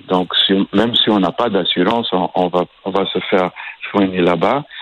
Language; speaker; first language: French; native; French